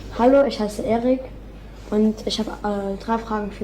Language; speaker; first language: German; early bilingual, other home language; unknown